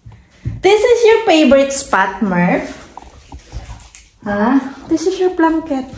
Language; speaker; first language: English; non-native, local second language; Filipino